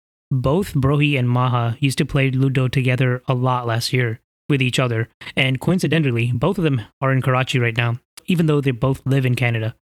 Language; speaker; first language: English; non-native, local second language; Hindi